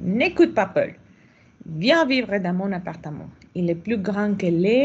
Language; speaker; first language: French; non-native, fluent; Spanish